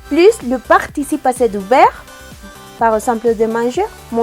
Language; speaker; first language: French; non-native, learner; Spanish